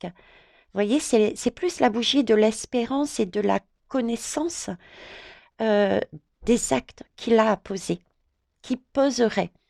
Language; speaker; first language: French; native; French